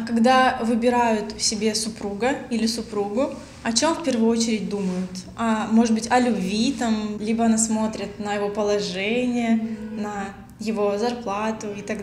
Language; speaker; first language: Russian; native; Russian